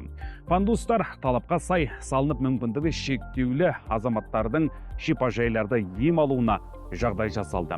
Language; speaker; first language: Kazakh; native; Kazakh